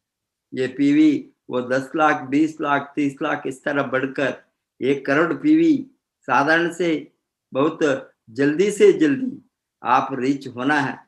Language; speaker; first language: Hindi; non-native, fluent; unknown